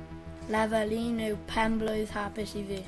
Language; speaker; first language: Welsh; non-native, local second language; English